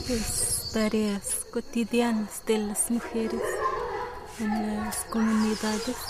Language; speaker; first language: Spanish; non-native, local second language; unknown